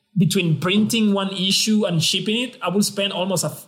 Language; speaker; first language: English; non-native, fluent; Spanish